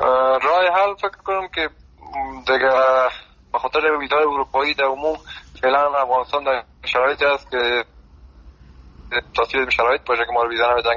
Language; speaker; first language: Persian; native; Persian